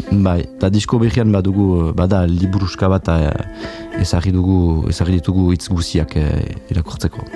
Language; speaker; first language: Basque; non-native, fluent; French